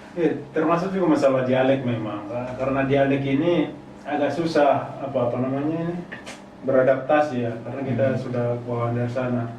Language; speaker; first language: Indonesian; native; Indonesian